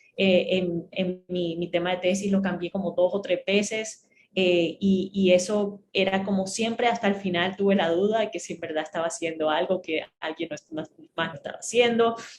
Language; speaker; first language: Spanish; native; Spanish